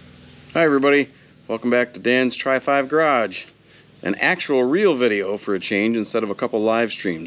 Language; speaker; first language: English; native; English